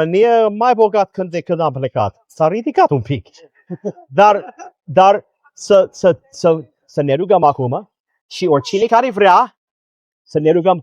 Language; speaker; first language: Romanian; non-native, learner; English